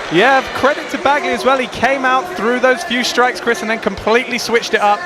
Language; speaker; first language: English; native; English